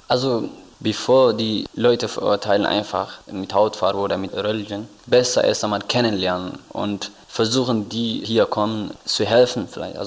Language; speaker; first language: German; non-native, learner; Tigrinya